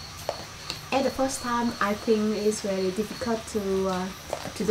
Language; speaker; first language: English; non-native, learner; Vietnamese